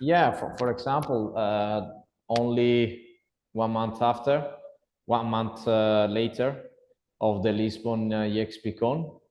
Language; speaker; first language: English; non-native, learner; Italian